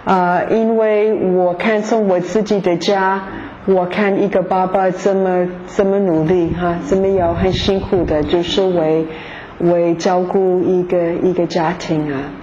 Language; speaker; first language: Chinese; non-native, fluent; English